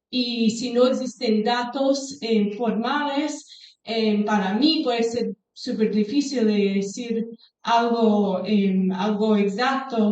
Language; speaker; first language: Spanish; non-native, fluent; English